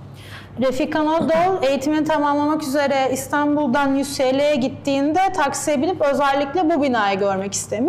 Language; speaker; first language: Turkish; native; Turkish